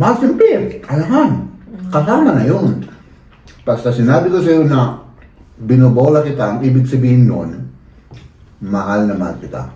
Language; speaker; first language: Filipino; non-native, fluent; German